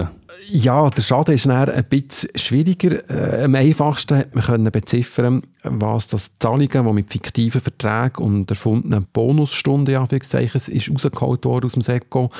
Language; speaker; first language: German; native; German